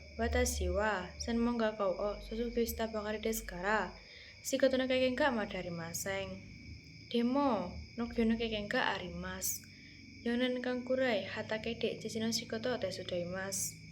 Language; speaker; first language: Japanese; non-native, learner; Indonesian